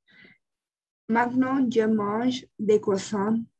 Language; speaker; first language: French; non-native, learner; Spanish